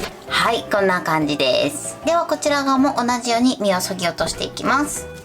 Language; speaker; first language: Japanese; native; Japanese